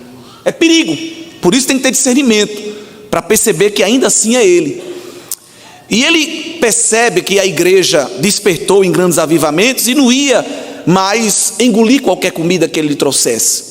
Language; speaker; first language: Portuguese; native; Portuguese